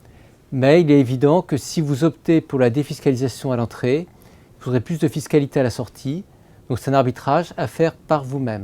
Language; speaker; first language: French; native; French